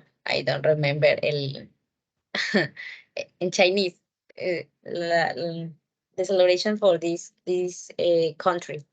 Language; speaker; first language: English; non-native, learner; Spanish